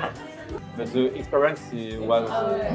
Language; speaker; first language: English; non-native, learner; French